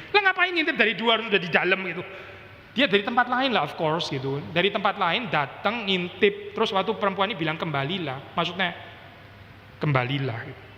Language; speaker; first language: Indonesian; native; Indonesian